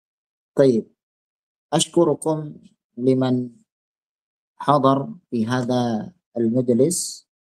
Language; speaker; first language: Arabic; non-native, fluent; Indonesian